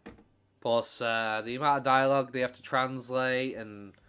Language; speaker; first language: English; native; English